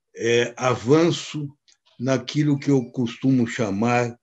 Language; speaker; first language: Portuguese; native; Portuguese